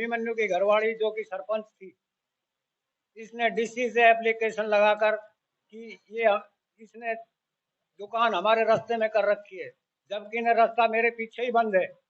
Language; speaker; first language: Hindi; native; Hindi